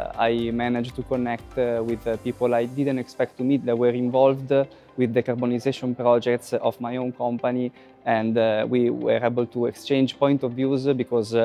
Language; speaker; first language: English; non-native, fluent; Italian